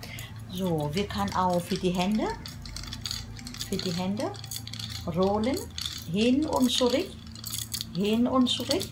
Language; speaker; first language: German; non-native, learner; Vietnamese